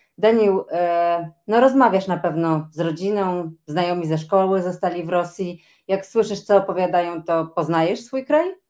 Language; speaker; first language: Polish; native; Polish